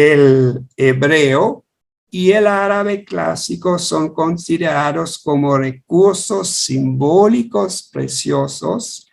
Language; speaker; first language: Spanish; non-native, fluent; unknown